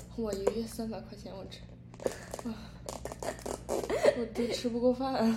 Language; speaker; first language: Chinese; early bilingual, heritage; Chinese